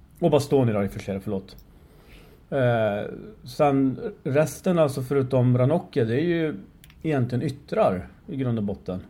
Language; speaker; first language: Swedish; early bilingual, other home language; Persian